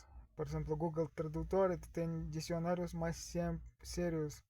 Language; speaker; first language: Portuguese; non-native, learner; Russian